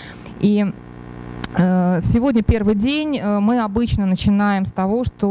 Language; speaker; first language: Russian; native; Russian